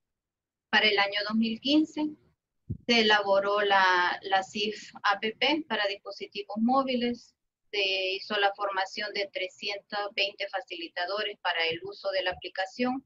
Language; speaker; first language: Spanish; native; Spanish